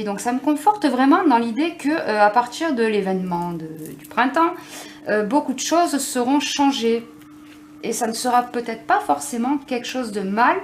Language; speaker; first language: French; native; French